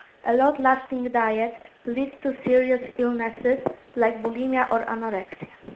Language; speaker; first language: English; non-native, fluent; Polish